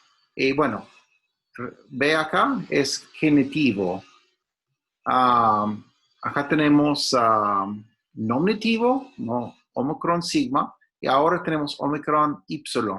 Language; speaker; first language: Spanish; non-native, fluent; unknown